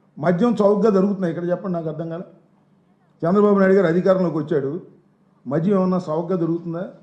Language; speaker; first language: Telugu; native; Telugu